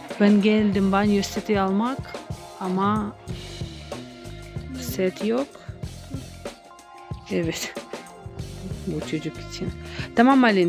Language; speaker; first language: Turkish; non-native, learner; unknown